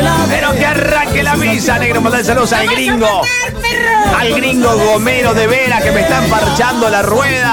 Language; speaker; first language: Spanish; native; Spanish